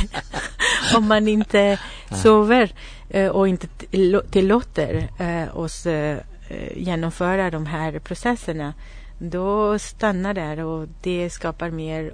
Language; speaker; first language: Swedish; non-native, fluent; Spanish